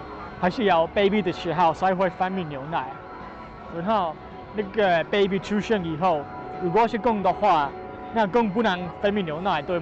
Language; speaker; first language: Chinese; non-native, learner; English